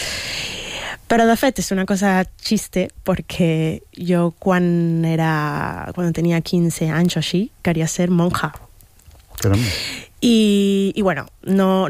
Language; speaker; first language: Catalan; non-native, fluent; Spanish